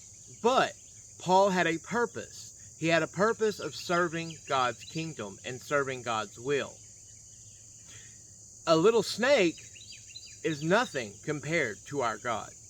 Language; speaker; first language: English; native; English